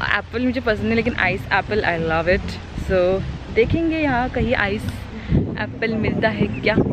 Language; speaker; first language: Hindi; non-native, local second language; Marathi